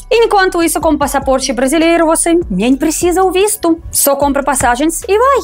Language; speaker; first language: Portuguese; non-native, fluent; Russian